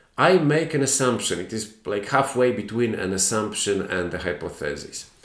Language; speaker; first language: English; non-native, fluent; Polish